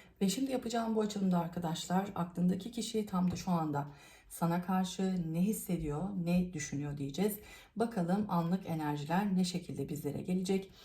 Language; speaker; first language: Turkish; native; Turkish